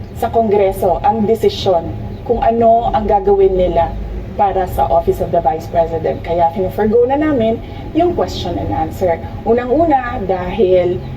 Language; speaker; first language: Filipino; non-native, local second language; Cebuano